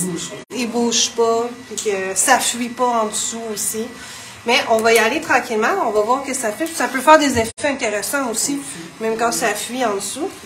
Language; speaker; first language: French; native; French